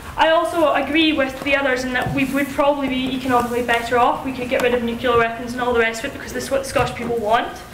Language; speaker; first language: English; native; English